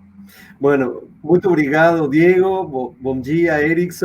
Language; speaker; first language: Portuguese; non-native, fluent; Spanish